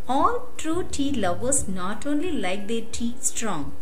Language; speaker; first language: English; non-native, local second language; Tamil